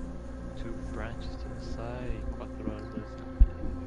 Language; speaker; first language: Spanish; early bilingual, other home language; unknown